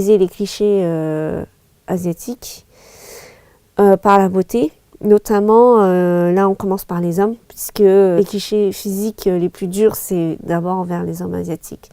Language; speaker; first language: French; early bilingual, other home language; Chinese